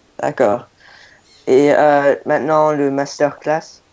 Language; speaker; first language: French; non-native, fluent; English